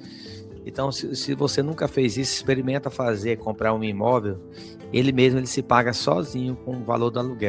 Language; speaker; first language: Portuguese; native; Portuguese